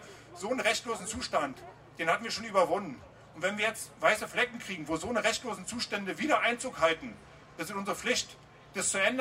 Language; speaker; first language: German; native; German